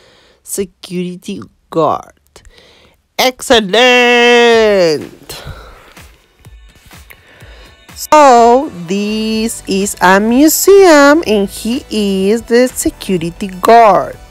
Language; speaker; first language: English; non-native, learner; Spanish